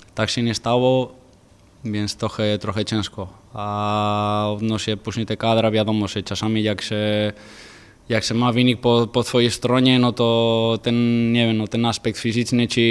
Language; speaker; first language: Polish; non-native, fluent; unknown